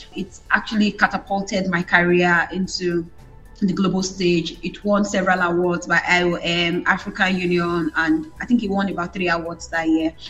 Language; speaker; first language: English; non-native, local second language; Bini